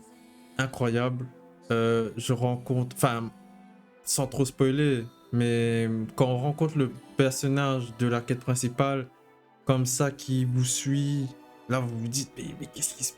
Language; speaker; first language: French; native; French